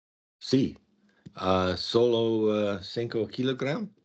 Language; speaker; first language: Spanish; non-native, learner; English